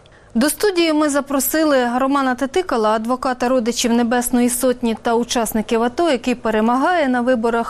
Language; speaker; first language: Ukrainian; native; Ukrainian